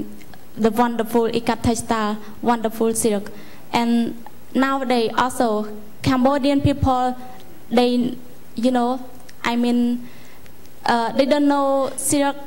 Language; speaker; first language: English; non-native, learner; Khmer